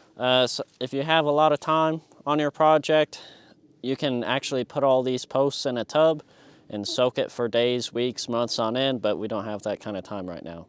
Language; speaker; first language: English; native; English